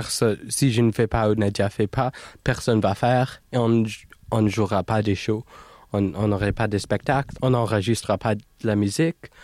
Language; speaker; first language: French; non-native, local second language; English